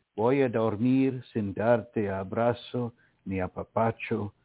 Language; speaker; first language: Spanish; non-native, fluent; English